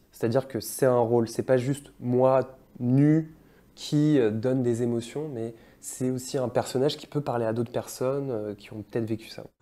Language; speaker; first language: French; native; French